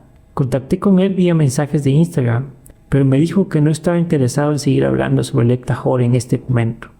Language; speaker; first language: Spanish; native; Spanish